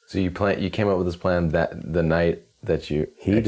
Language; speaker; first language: English; native; English